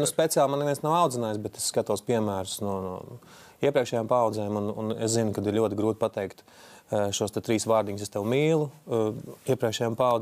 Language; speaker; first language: Latvian; native; Latvian